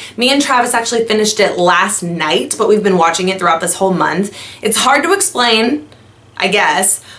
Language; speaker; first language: English; native; English